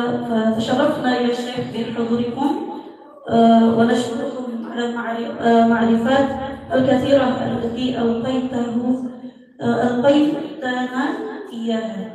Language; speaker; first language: Arabic; non-native, fluent; Indonesian